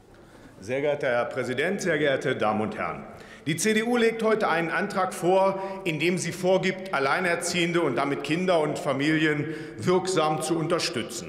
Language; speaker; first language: German; native; German